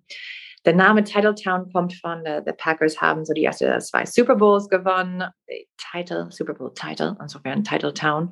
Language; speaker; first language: German; non-native, fluent; English